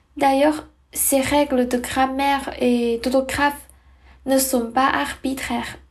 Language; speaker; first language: French; non-native, fluent; Chinese